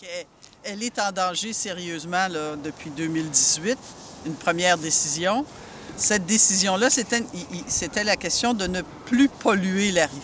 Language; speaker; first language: French; native; French